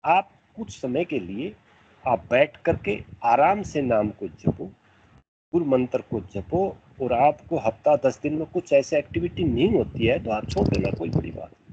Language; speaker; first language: Hindi; native; Hindi